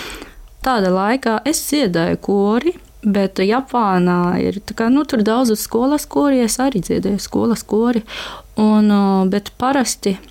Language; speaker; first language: Latvian; non-native, learner; Japanese